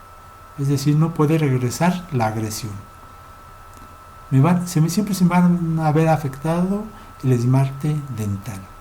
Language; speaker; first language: Spanish; native; Spanish